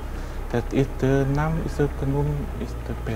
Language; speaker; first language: Dutch; non-native, learner; Indonesian